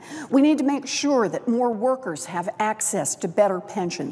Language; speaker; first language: English; native; English